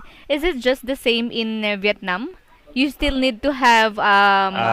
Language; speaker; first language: English; non-native, fluent; Filipino